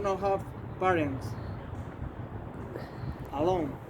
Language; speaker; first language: English; non-native, learner; Spanish